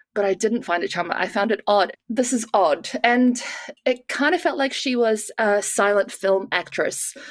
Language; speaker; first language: English; native; English